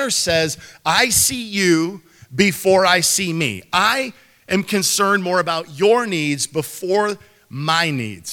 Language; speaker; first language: English; native; English